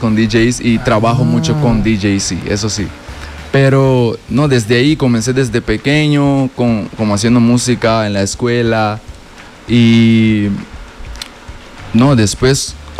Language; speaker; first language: Spanish; non-native, fluent; Papiamento